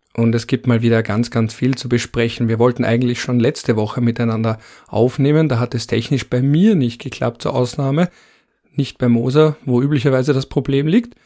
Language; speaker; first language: German; native; German